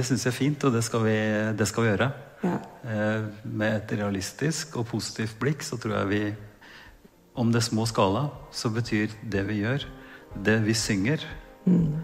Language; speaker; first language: Norwegian; native; Norwegian